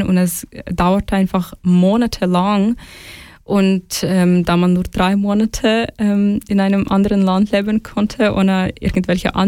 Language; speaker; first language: German; non-native, fluent; Ukrainian